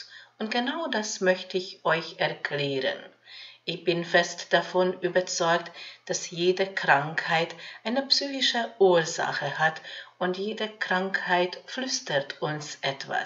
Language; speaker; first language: German; non-native, fluent; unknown